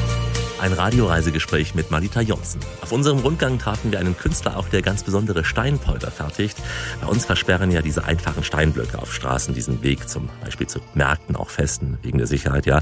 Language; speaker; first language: German; native; German